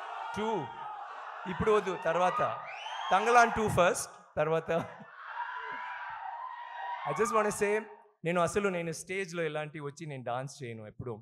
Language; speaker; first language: Telugu; non-native, local second language; Tamil